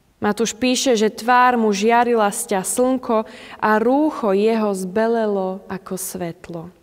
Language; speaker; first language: Slovak; native; Slovak